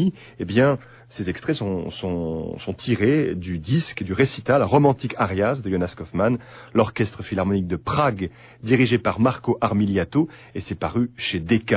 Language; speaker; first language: French; native; French